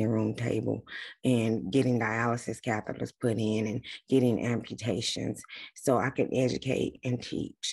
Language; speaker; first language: English; native; English